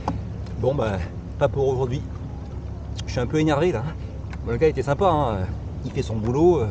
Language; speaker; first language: French; native; French